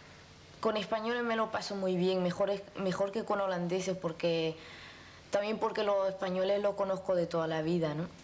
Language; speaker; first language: Spanish; early bilingual, heritage; Spanish